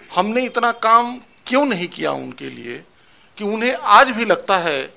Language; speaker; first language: Hindi; native; Hindi